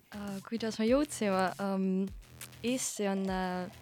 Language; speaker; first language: Estonian; non-native, fluent; German